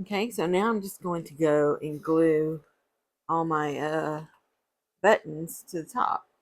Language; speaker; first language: English; native; English